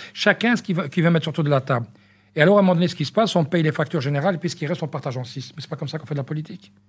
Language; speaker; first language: French; early bilingual, other home language; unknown